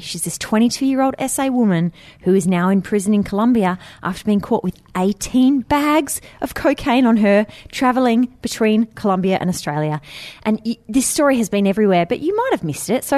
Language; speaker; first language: English; native; English